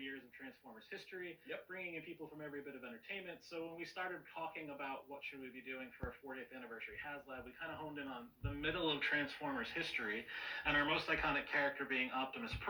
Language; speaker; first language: English; native; English